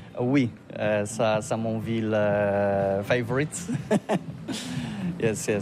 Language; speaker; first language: French; non-native, fluent; Polish